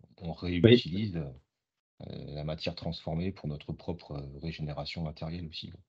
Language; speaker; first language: French; native; French